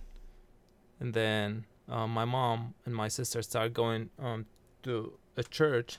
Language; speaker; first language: English; early bilingual, other home language; Arabic